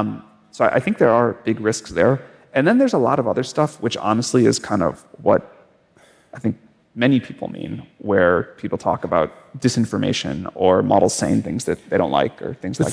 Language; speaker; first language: English; native; English